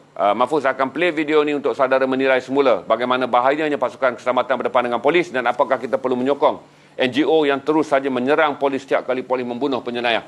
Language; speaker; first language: Malay; native; Malay